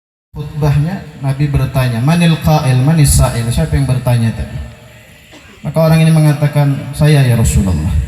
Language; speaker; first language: Indonesian; non-native, local second language; Banjar